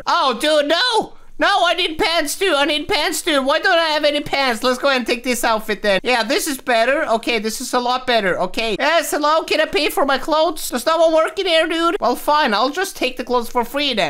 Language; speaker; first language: English; native; English